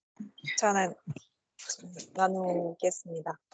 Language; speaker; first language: Korean; non-native, learner; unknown